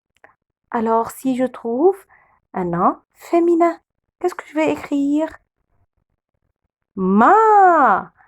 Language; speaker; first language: French; non-native, fluent; Arabic